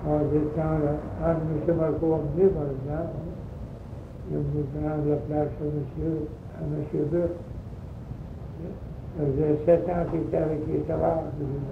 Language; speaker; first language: French; native; French